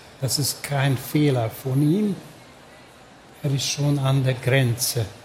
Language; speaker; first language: German; non-native, fluent; Hungarian